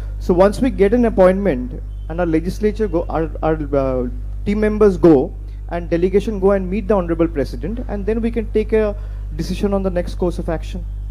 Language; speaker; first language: English; non-native, local second language; Bangla